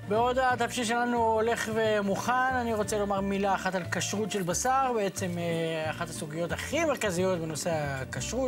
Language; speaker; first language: Hebrew; native; Hebrew